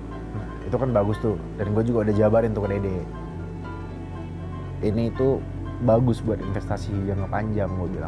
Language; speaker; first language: Indonesian; native; Indonesian